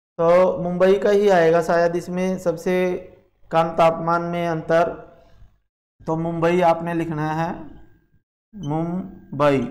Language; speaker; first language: Hindi; native; Hindi